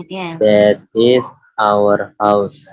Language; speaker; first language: English; non-native, learner; Indonesian